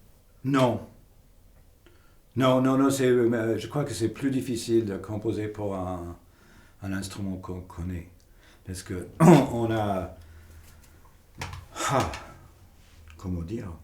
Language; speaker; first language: French; non-native, fluent; English